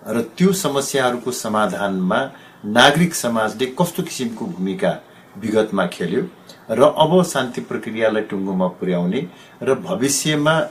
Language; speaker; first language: Nepali; native; Nepali